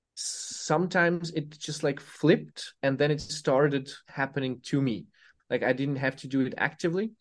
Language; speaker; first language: English; non-native, fluent; Serbian